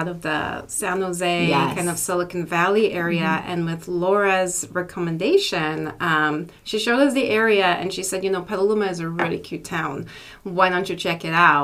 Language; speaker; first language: English; non-native, fluent; Polish